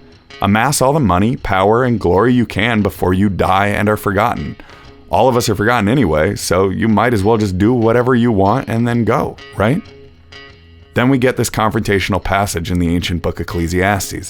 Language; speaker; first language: English; native; English